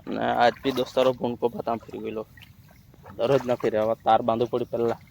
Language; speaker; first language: Gujarati; native; Gujarati